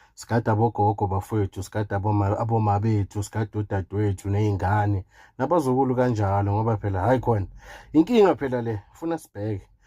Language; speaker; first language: Zulu; native; Zulu